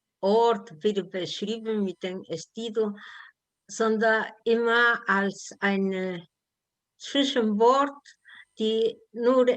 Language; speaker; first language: German; non-native, learner; Spanish